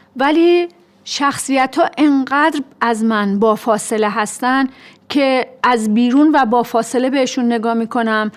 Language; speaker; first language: Persian; native; Persian